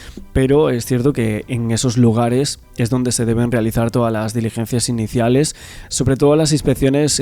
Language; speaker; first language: Spanish; native; Spanish